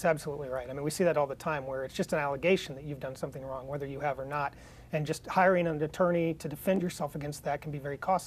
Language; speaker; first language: English; native; English